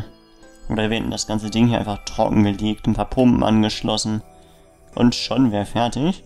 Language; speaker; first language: German; native; German